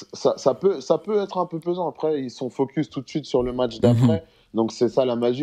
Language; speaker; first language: French; native; French